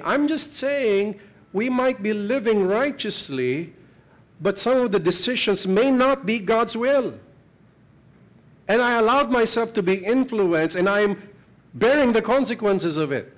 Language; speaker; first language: English; non-native, local second language; Filipino